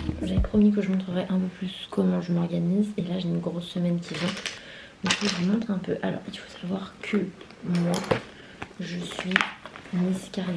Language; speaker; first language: French; native; French